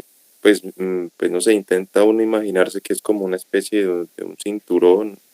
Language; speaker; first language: Spanish; native; Spanish